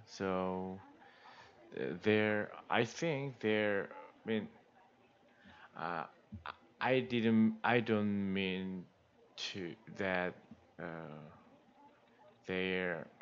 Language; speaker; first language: English; non-native, learner; Korean